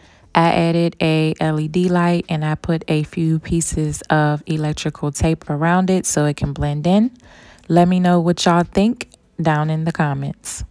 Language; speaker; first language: English; native; English